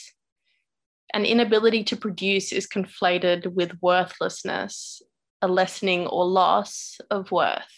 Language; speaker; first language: English; native; English